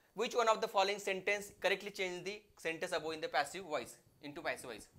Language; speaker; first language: English; non-native, local second language; Marathi